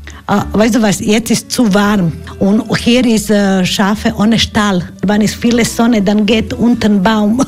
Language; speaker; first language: German; non-native, learner; Croatian